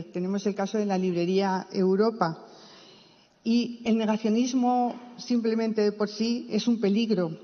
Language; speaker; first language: Spanish; native; Spanish